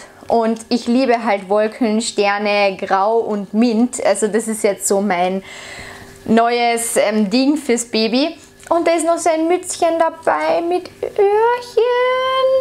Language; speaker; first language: German; native; German